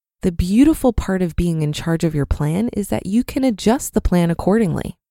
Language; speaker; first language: English; native; English